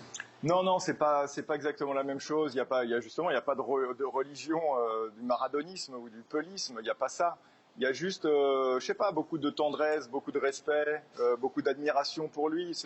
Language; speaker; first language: French; native; French